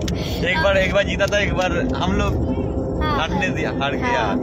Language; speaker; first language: Hindi; non-native, local second language; Bangla